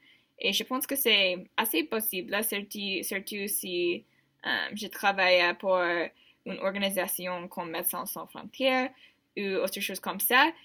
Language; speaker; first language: French; non-native, learner; English